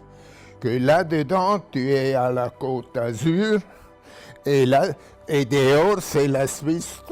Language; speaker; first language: French; non-native, local second language; German